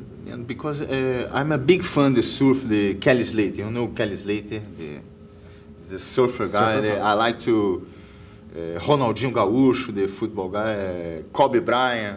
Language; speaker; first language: English; non-native, learner; Portuguese